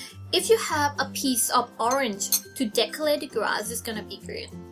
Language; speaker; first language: English; non-native, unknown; Thai